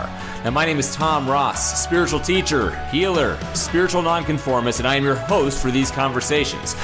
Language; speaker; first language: English; native; English